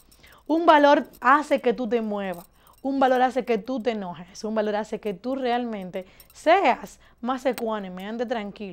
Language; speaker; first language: Spanish; native; Spanish